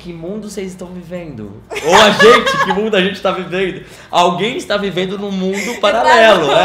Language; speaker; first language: Portuguese; native; Portuguese